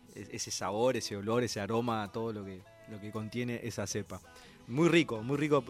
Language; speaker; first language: Spanish; native; Spanish